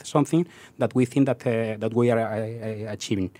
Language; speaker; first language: English; non-native, fluent; Spanish